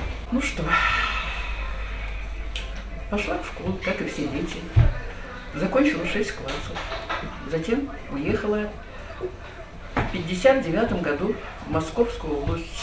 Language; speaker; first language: Russian; native; Russian